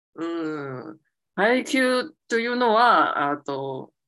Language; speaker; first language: Japanese; non-native, fluent; Chinese